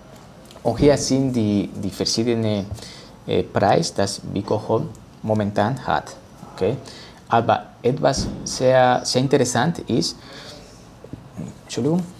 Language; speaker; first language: German; non-native, learner; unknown